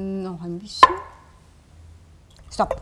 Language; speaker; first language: German; non-native, learner; Japanese